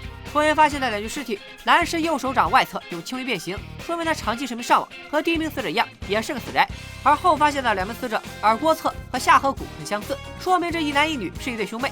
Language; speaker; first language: Chinese; native; Chinese